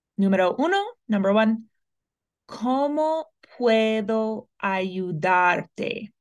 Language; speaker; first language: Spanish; non-native, fluent; English